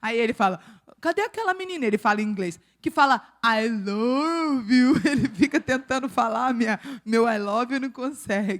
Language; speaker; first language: Portuguese; native; Portuguese